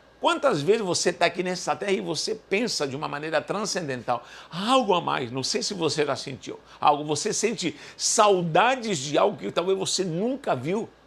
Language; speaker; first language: Portuguese; early bilingual, other home language; Spanish